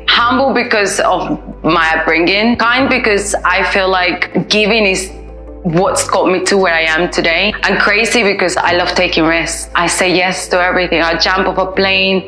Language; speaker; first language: English; non-native, fluent; Spanish